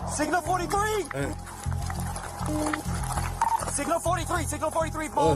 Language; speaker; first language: English; native; English